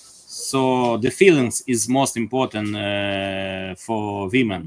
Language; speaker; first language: English; non-native, learner; Ukrainian